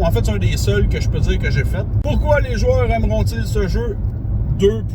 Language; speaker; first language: French; native; French